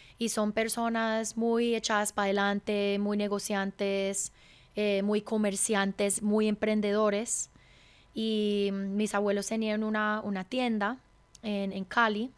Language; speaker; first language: Spanish; early bilingual, heritage; Spanish